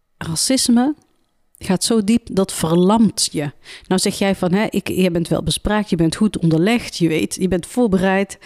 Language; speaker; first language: Dutch; early bilingual, other home language; Central Atlas Tamazight